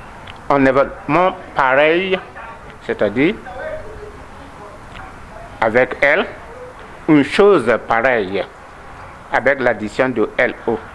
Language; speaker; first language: French; non-native, learner; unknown